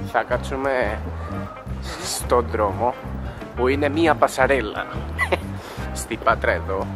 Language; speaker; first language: Greek; non-native, learner; Spanish